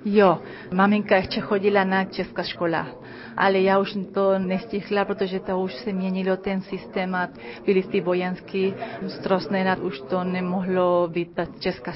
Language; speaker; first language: Czech; early bilingual, heritage; Czech